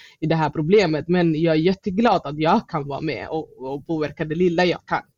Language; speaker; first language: Swedish; non-native, fluent; Somali